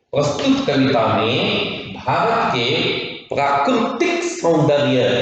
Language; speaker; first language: Hindi; non-native, local second language; Kannada